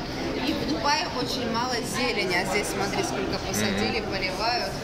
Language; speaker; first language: Russian; native; Russian